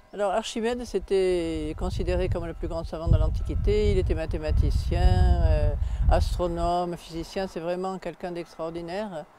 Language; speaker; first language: French; native; French